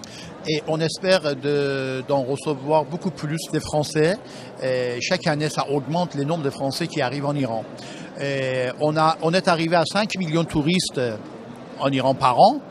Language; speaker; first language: French; non-native, fluent; Persian